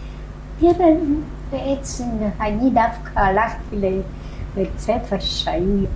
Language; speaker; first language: Hebrew; non-native, fluent; Polish